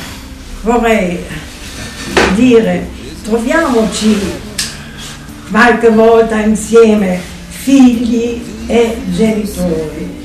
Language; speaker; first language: Italian; non-native, fluent; German